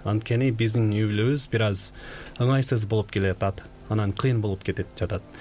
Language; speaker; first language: Kyrgyz; non-native, fluent; Korean